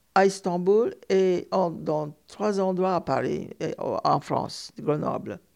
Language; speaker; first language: French; non-native, fluent; Turkish